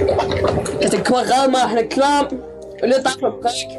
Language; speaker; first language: Danish; native; Danish